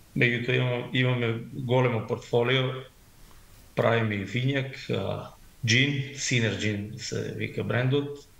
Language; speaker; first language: Macedonian; native; Macedonian